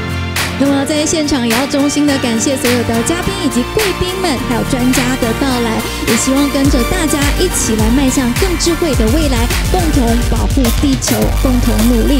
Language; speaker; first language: Chinese; native; Chinese